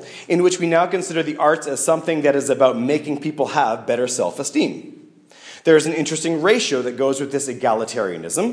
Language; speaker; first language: English; native; English